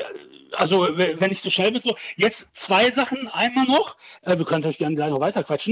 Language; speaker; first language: German; early bilingual, other home language; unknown